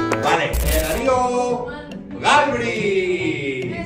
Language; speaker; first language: Spanish; native; Spanish